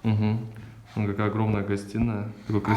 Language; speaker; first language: Russian; native; Russian